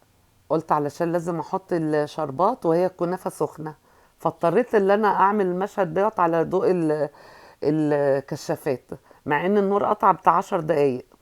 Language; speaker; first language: Arabic; native; Arabic